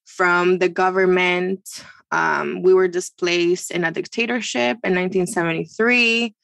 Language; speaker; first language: English; non-native, fluent; Spanish